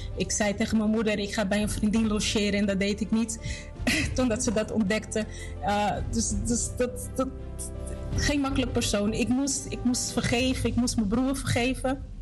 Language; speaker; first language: Dutch; non-native, fluent; Portuguese